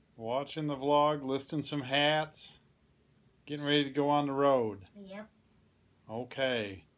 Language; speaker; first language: English; native; English